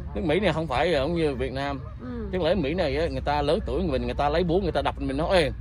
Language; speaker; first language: Vietnamese; native; Vietnamese